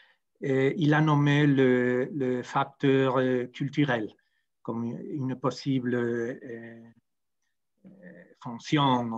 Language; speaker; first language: French; non-native, fluent; Spanish